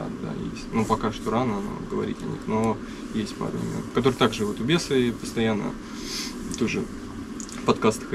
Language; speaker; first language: Russian; native; Russian